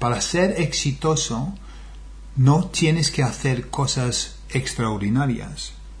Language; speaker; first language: Spanish; non-native, fluent; English